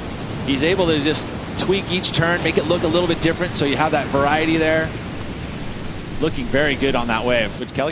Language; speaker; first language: English; native; English